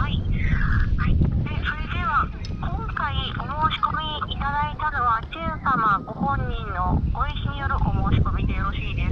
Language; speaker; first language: Japanese; native; Japanese